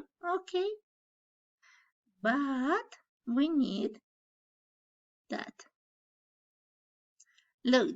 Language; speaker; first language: English; non-native, learner; Spanish